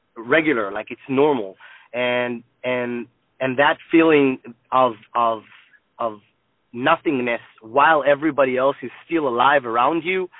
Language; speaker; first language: English; non-native, fluent; Hebrew